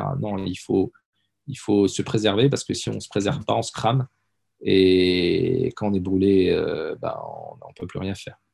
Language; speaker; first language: French; early bilingual, other home language; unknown